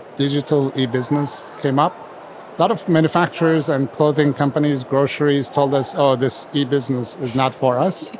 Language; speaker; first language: English; non-native, fluent; Turkish